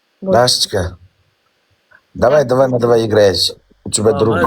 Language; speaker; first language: Russian; non-native, learner; Uzbek